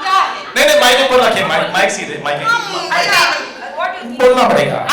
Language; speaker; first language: Hindi; native; Hindi